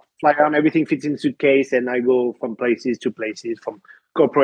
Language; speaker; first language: English; non-native, fluent; French